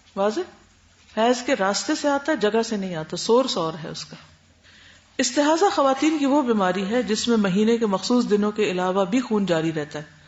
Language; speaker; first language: Urdu; native; Urdu